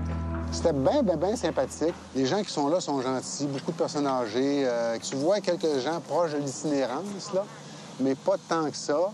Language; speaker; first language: French; native; French